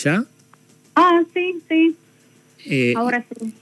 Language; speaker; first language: Spanish; non-native, learner; Russian